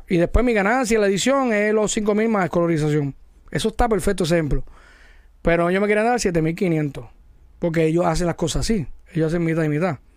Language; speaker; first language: Spanish; native; Spanish